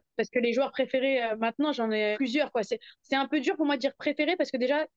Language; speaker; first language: French; native; French